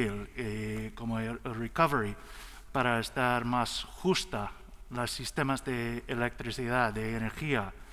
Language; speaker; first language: Spanish; non-native, learner; English